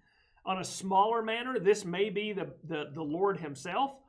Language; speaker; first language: English; native; English